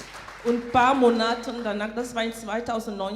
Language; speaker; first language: German; non-native, fluent; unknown